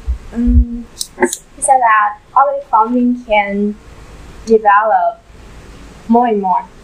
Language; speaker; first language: English; non-native, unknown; Vietnamese